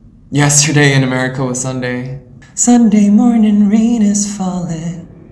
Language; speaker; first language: English; early bilingual, other home language; Korean